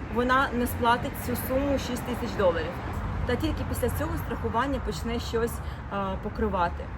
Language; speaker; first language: Ukrainian; non-native, local second language; Russian